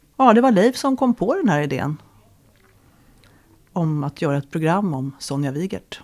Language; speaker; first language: Swedish; native; Swedish